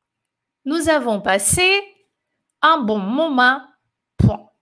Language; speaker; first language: French; non-native, fluent; Portuguese